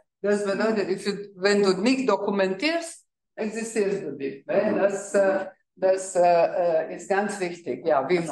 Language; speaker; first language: German; non-native, fluent; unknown